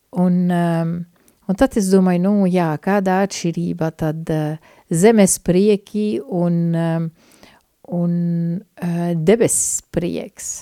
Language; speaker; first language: Latvian; non-native, fluent; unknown